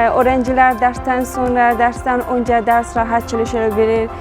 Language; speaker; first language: Turkish; non-native, learner; Persian